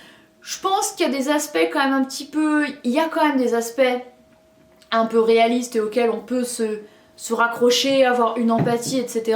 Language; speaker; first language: French; native; French